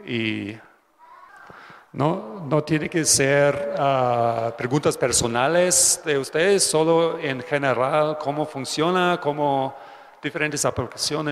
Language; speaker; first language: Spanish; non-native, fluent; English